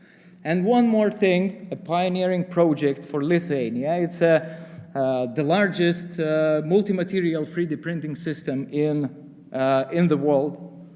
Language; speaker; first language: English; non-native, fluent; Lithuanian